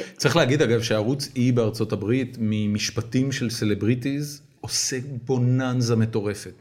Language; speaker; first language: Hebrew; native; Hebrew